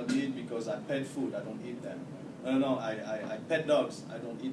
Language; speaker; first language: English; non-native, fluent; French